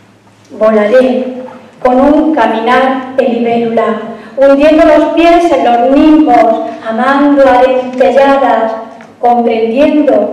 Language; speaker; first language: Spanish; native; Spanish